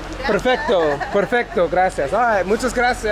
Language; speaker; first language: Spanish; non-native, learner; English